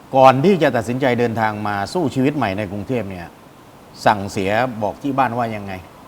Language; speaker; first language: Thai; native; Thai